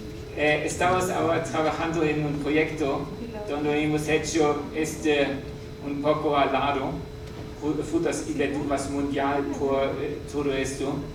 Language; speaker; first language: Spanish; non-native, learner; German